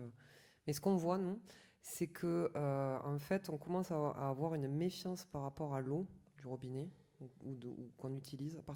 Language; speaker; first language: French; native; French